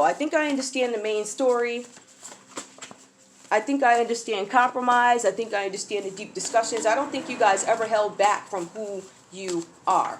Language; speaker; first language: English; native; English